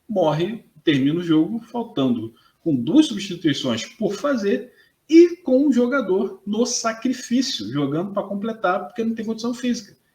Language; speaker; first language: Portuguese; native; Portuguese